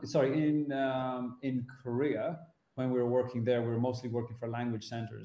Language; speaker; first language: English; native; English